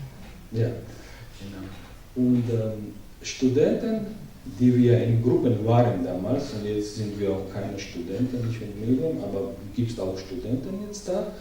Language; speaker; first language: German; non-native, learner; Georgian